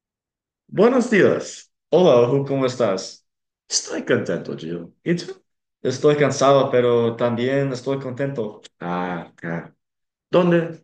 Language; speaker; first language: Spanish; non-native, learner; English